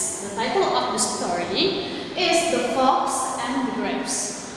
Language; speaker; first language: English; non-native, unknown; Indonesian